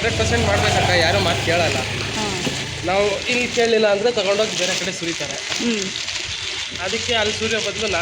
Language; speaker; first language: Kannada; native; Kannada